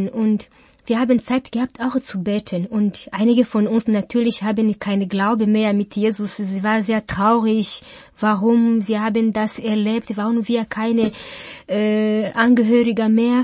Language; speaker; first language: German; non-native, learner; Kinyarwanda